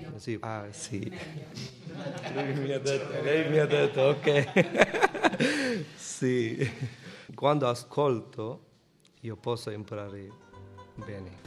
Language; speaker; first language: Italian; non-native, learner; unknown